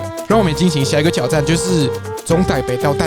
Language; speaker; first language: Chinese; native; Chinese